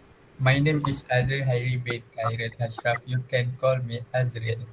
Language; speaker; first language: English; non-native, local second language; Malay